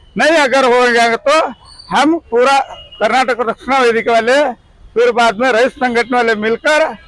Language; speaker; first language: Hindi; non-native, local second language; Kannada